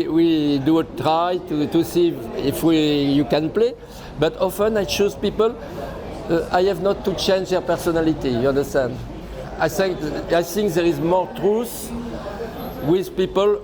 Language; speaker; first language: English; non-native, fluent; French